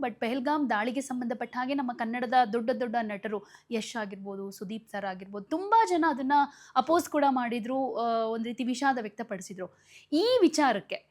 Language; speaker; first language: Kannada; native; Kannada